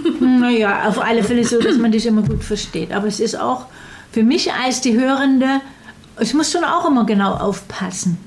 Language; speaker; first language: German; native; German